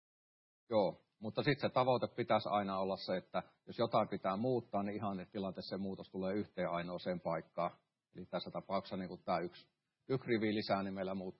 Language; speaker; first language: Finnish; native; Finnish